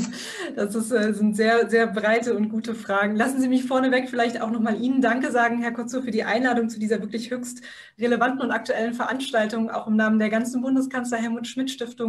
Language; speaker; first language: German; native; German